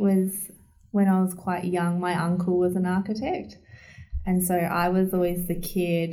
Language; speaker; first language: English; native; English